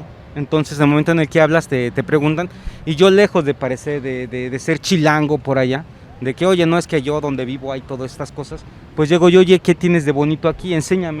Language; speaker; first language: Spanish; native; Spanish